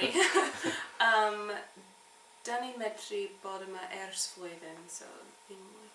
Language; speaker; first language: Welsh; non-native, learner; English